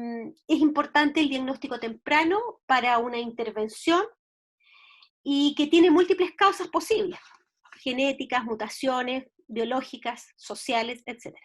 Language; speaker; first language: Spanish; native; Spanish